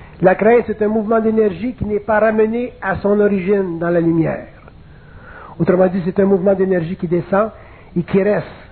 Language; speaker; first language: French; native; French